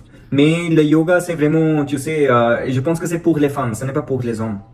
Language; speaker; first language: French; non-native, fluent; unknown